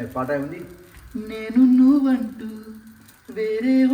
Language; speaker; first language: Telugu; non-native, learner; Hindi